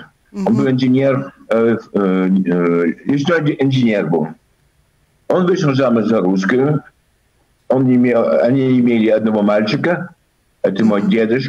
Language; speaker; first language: Russian; early bilingual, heritage; Russian